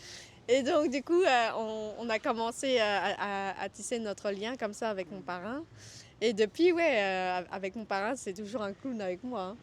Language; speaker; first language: French; early bilingual, other home language; Vietnamese